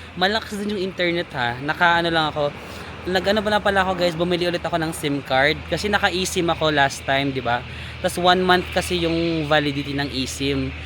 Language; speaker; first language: Filipino; non-native, local second language; Waray